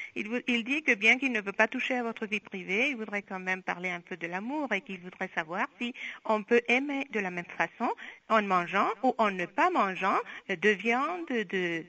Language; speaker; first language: French; non-native, fluent; Spanish